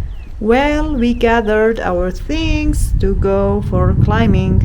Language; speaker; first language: English; non-native, learner; Kurdish